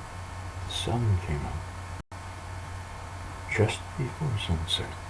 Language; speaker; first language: English; native; English